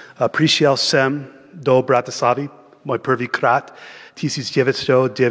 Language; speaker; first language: Slovak; non-native, learner; English